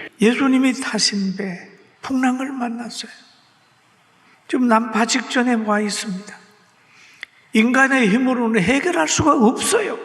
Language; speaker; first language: Korean; native; Korean